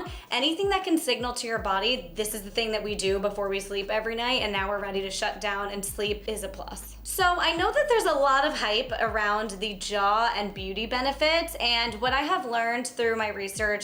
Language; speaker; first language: English; native; English